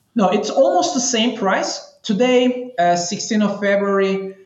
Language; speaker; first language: English; non-native, fluent; Turkish